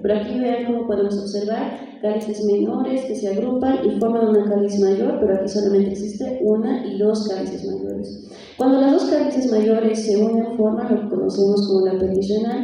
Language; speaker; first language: Spanish; native; Spanish